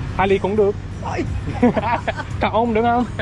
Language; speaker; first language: Vietnamese; non-native, learner; English